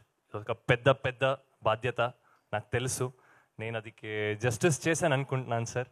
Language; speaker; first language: Telugu; non-native, learner; Kannada